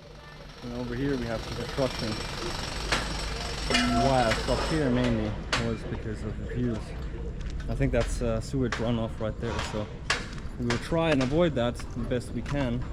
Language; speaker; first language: English; non-native, fluent; Finnish